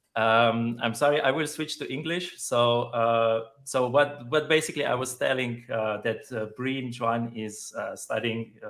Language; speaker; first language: English; non-native, fluent; Slovenian